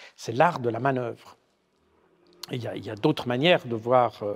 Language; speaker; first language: French; native; French